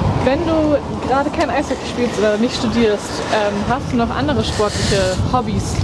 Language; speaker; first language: German; native; German